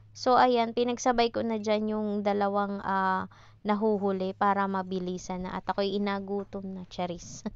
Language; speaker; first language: Filipino; native; Filipino